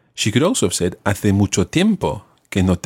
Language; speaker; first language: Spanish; non-native, fluent; English